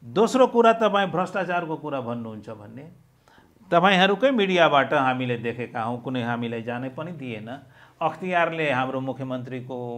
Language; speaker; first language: Nepali; non-native, local second language; Maithili